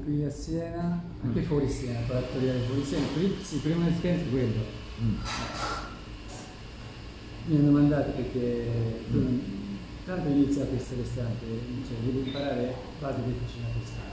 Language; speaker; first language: Italian; non-native, learner; Japanese